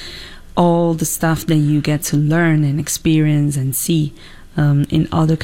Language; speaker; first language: English; non-native, fluent; Italian